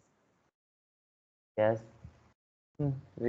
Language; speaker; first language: English; non-native, learner; Vietnamese